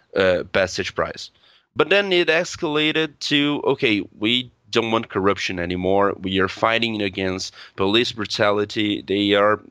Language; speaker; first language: English; non-native, fluent; Portuguese